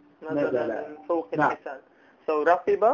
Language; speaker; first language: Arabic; non-native, learner; English